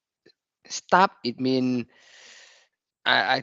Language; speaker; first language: English; non-native, learner; Vietnamese